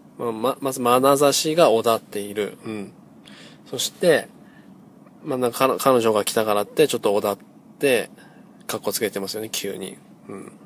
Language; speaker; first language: Japanese; native; Japanese